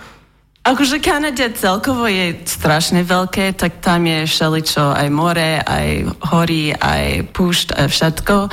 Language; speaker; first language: Slovak; non-native, learner; English